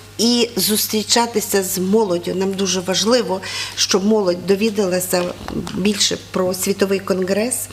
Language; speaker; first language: Ukrainian; native; Ukrainian